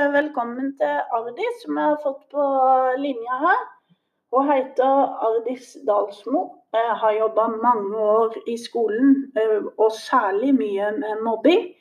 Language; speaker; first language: Norwegian; native; Norwegian